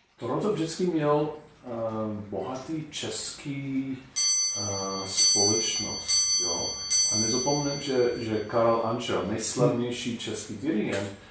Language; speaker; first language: Czech; non-native, fluent; English